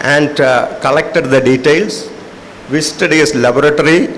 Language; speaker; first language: English; non-native, local second language; Malayalam